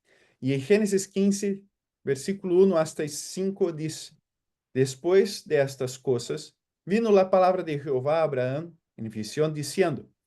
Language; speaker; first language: Spanish; non-native, fluent; Portuguese